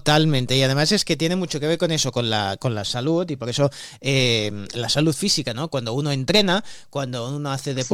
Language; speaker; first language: Spanish; native; Spanish